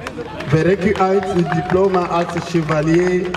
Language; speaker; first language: Dutch; non-native, fluent; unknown